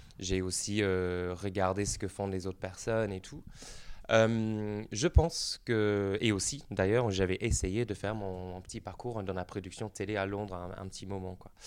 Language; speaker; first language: French; non-native, fluent; English